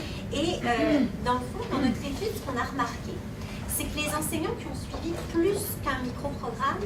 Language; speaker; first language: French; native; French